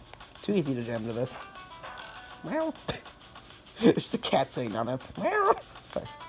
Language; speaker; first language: English; native; English